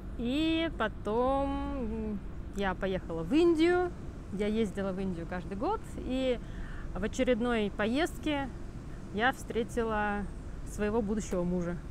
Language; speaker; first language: Russian; native; Russian